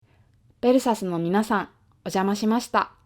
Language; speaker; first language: Japanese; native; Japanese